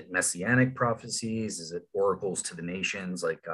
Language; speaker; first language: English; native; English